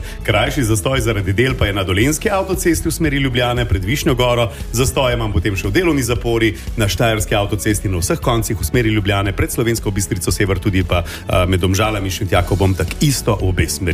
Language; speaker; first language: Slovenian; native; Slovenian